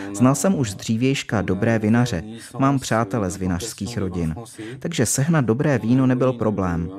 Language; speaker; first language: Czech; non-native, fluent; French